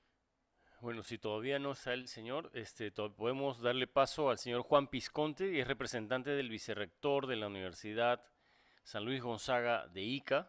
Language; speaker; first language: Spanish; native; Spanish